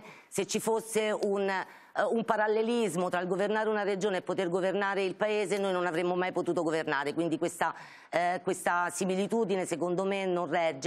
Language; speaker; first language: Italian; native; Italian